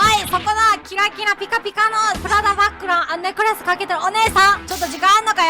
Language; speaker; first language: Japanese; non-native, learner; Korean